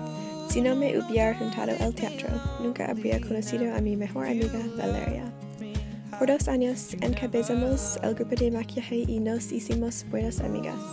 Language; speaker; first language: Spanish; non-native, learner; English